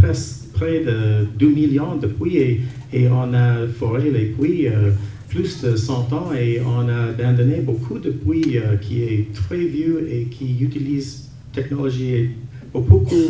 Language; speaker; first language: French; non-native, local second language; English